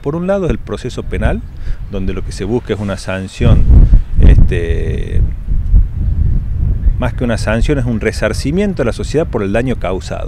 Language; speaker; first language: Spanish; native; Spanish